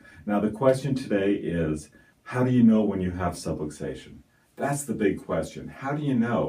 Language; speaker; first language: English; native; English